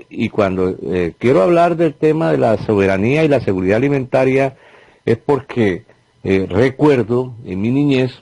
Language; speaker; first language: Spanish; native; Spanish